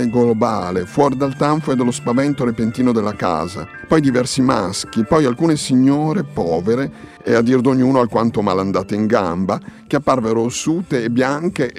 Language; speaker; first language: Italian; native; Italian